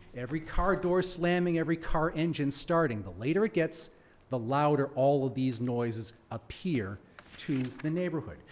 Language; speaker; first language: English; native; English